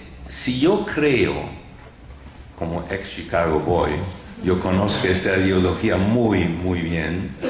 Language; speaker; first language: Spanish; non-native, fluent; English